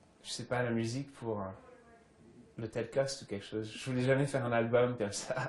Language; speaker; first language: French; early bilingual, other home language; English